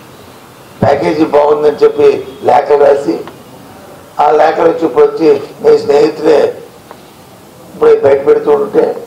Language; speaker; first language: Telugu; native; Telugu